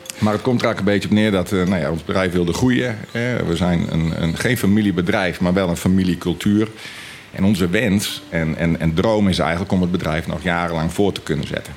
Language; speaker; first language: Dutch; native; Dutch